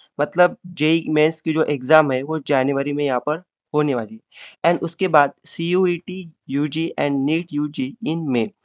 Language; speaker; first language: Hindi; non-native, local second language; Marathi